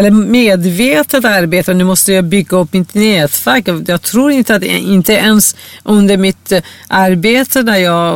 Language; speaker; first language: Swedish; non-native, fluent; Persian